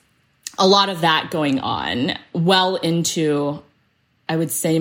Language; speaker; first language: English; early bilingual, other home language; Cantonese